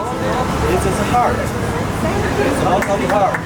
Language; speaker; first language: English; non-native, learner; Chinese